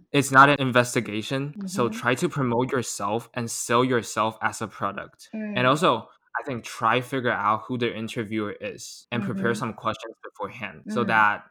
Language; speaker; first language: English; non-native, fluent; Chinese